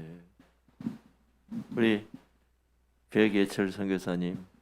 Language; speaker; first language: Korean; native; Korean